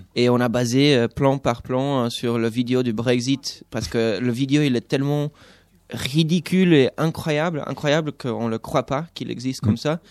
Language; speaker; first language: French; non-native, fluent; English